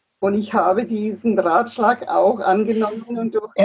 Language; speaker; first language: German; non-native, fluent; English